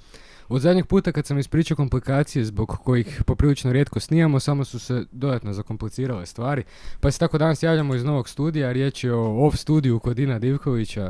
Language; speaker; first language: Croatian; native; Croatian